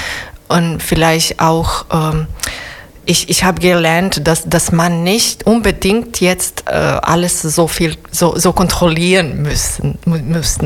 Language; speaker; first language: German; non-native, fluent; Italian